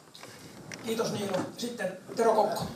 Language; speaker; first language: Finnish; native; Finnish